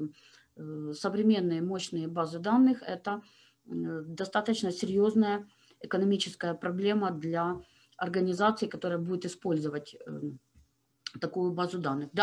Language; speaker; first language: Russian; native; Russian